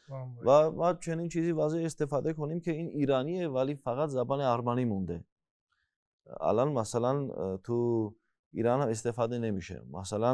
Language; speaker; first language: Persian; non-native, fluent; Armenian